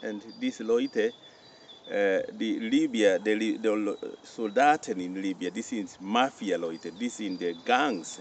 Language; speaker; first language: German; non-native, fluent; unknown